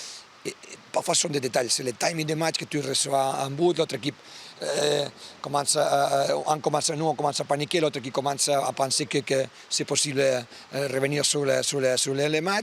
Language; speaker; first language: French; non-native, learner; Spanish